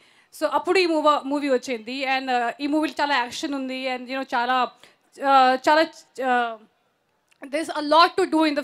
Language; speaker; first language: Telugu; non-native, learner; Hindi